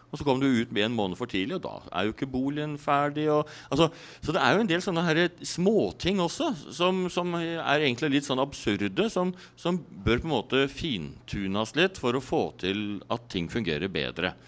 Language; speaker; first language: Norwegian; native; Norwegian